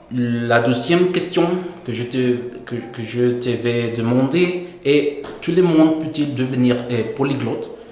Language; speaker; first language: French; non-native, fluent; Spanish